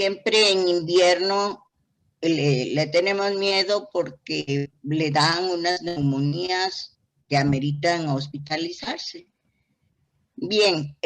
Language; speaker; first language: Spanish; native; Spanish